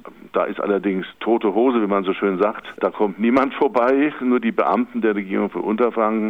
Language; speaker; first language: German; native; German